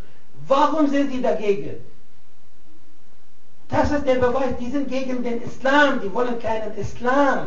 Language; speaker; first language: German; non-native, fluent; Arabic